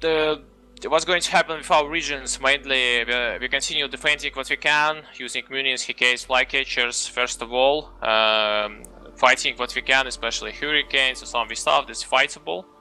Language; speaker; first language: English; non-native, fluent; Russian